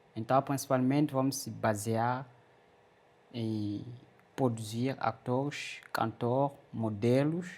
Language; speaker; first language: Portuguese; non-native, fluent; French